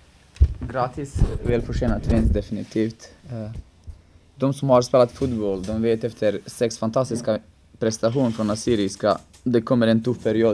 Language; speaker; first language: Swedish; non-native, fluent; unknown